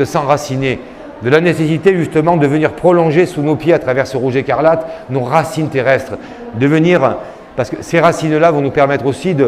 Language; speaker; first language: French; native; French